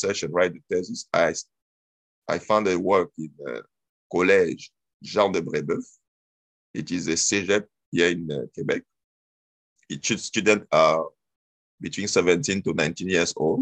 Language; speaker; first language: English; non-native, local second language; French